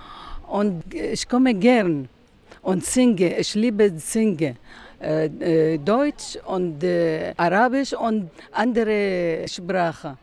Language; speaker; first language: German; non-native, learner; Arabic